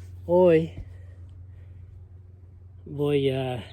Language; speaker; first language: Spanish; non-native, fluent; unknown